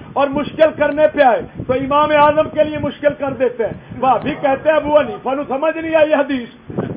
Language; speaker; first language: Urdu; non-native, local second language; Punjabi